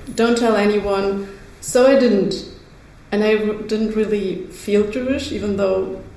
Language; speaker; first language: English; early bilingual, other home language; Russian